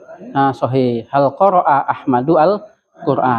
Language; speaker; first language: Arabic; non-native, fluent; Indonesian